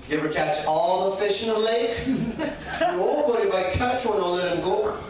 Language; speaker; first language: English; native; English